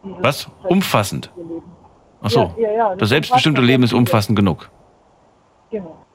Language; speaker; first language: German; native; German